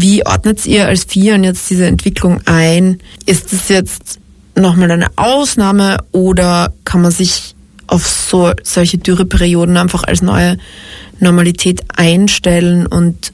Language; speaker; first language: German; native; German